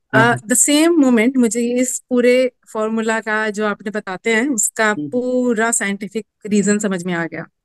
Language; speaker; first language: Hindi; native; Hindi